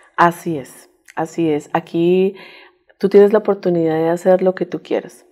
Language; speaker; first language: Spanish; native; Spanish